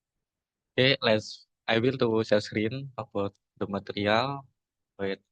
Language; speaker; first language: English; non-native, learner; Indonesian